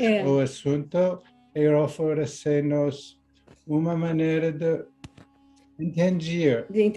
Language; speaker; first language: Portuguese; non-native, learner; English